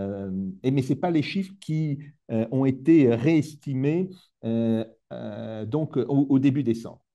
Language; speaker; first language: French; native; French